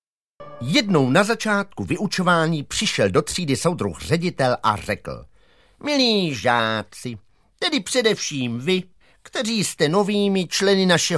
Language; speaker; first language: Czech; native; Czech